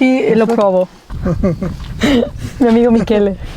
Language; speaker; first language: Italian; non-native, learner; Spanish